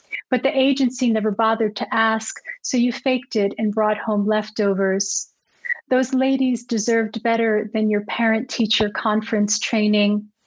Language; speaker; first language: English; early bilingual, other home language; Spanish